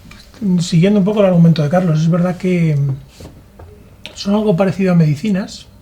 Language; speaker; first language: Spanish; native; Spanish